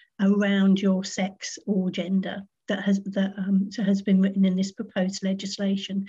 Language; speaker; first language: English; native; English